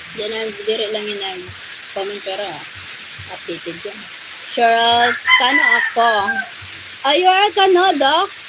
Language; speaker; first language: Filipino; non-native, local second language; Bikol